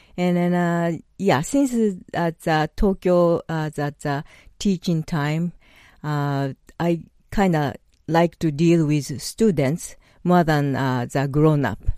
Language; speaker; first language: English; non-native, learner; Japanese